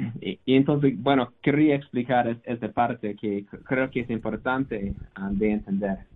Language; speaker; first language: Spanish; non-native, learner; English